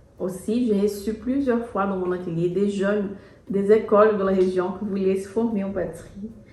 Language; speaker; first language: French; non-native, fluent; Portuguese